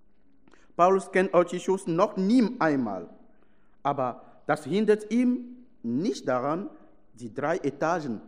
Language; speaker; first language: German; non-native, fluent; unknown